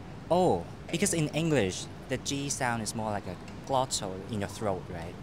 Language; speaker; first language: English; non-native, local second language; Cantonese